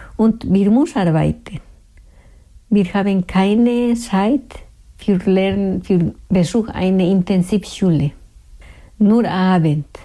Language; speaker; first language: German; non-native, learner; Spanish